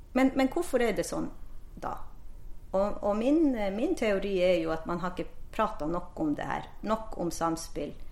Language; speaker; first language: Norwegian; non-native, local second language; Northern Sami